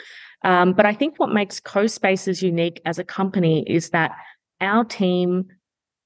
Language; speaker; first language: English; native; English